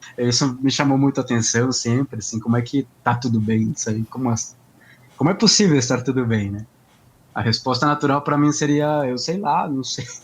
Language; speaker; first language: Portuguese; non-native, fluent; Spanish